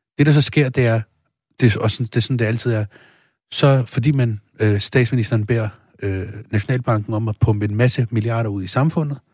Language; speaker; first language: Danish; early bilingual, other home language; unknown